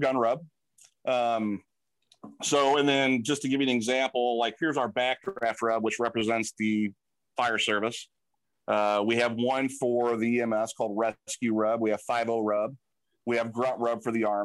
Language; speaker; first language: English; native; English